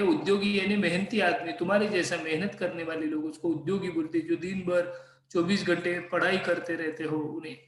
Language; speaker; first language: Hindi; non-native, local second language; Marathi